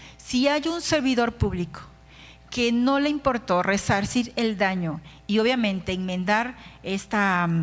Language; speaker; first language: Spanish; native; Spanish